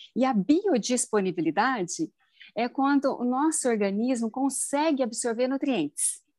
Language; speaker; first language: Portuguese; native; Portuguese